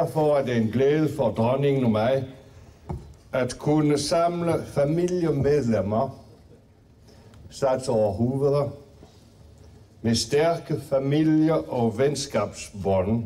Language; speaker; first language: Danish; non-native, fluent; French